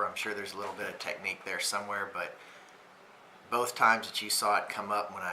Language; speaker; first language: English; native; English